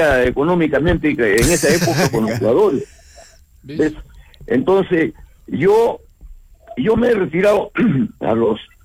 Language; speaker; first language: Spanish; native; Spanish